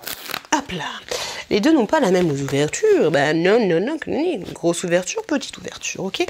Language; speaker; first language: French; native; French